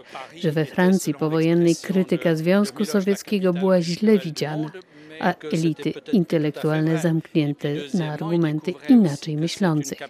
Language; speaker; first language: Polish; native; Polish